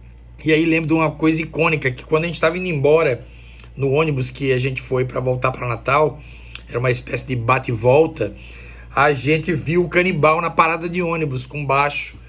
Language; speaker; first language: Portuguese; native; Portuguese